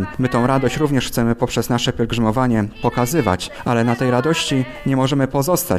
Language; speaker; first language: Polish; native; Polish